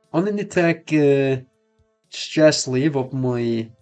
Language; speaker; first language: Russian; non-native, learner; English